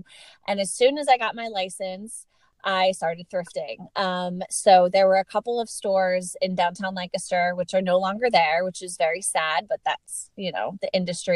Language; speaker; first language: English; native; English